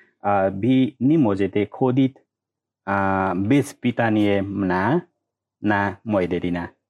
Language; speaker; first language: Slovak; non-native, learner; Nepali